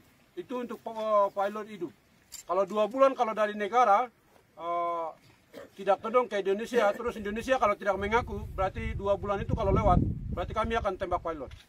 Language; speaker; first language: Indonesian; non-native, local second language; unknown